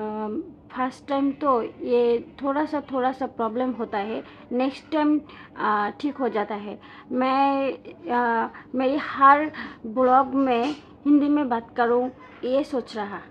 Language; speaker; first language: Hindi; non-native, learner; Bangla